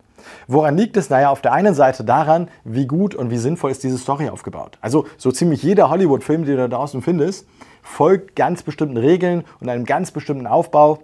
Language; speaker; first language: German; native; German